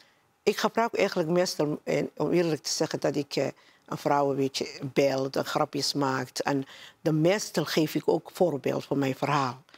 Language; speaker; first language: Dutch; non-native, learner; Somali